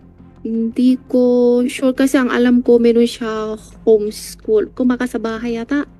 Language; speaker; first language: Filipino; non-native, learner; Chinese